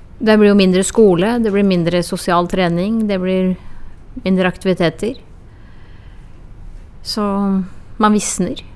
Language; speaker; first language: Norwegian; native; Norwegian